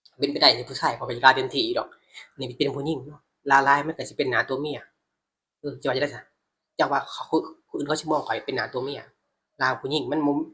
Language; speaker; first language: Thai; native; Thai